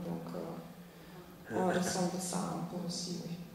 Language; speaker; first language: French; non-native, fluent; Slovenian